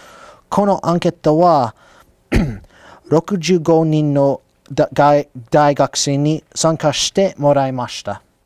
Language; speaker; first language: Japanese; non-native, learner; English